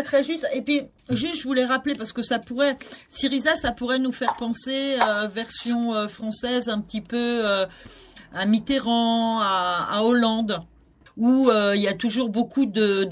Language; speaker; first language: French; native; French